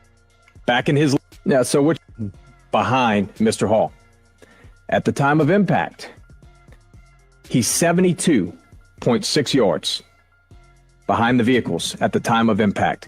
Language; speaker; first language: English; native; English